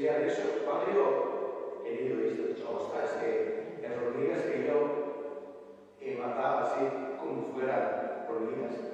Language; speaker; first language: Spanish; non-native, fluent; Italian